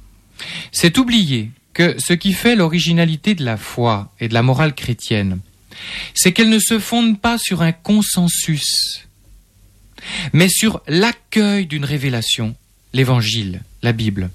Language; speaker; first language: French; native; French